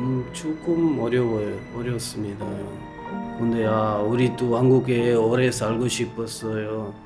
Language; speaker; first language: Korean; non-native, learner; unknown